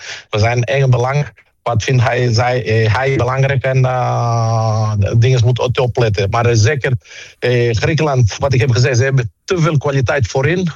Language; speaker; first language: Dutch; non-native, fluent; Greek